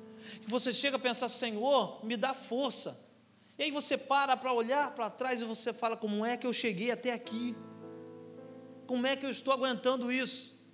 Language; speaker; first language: Portuguese; native; Portuguese